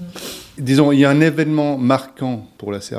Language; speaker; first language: French; native; French